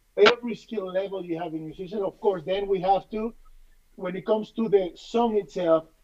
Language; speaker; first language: English; non-native, fluent; Spanish